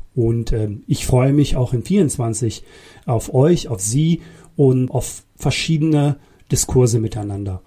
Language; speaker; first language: German; early bilingual, other home language; Bosnian